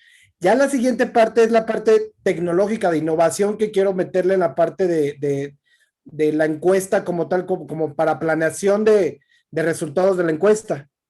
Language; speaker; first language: Spanish; native; Spanish